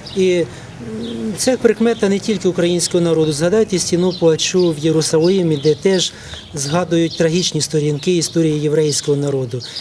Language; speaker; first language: Ukrainian; native; Ukrainian